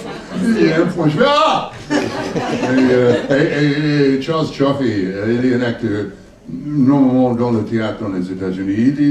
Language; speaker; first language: French; non-native, learner; English